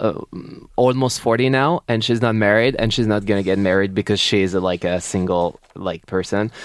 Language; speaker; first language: English; non-native, fluent; French